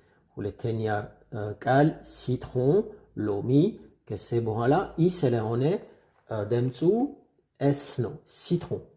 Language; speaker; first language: Amharic; non-native, fluent; French